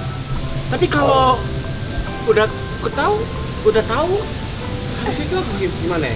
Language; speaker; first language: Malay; non-native, fluent; Japanese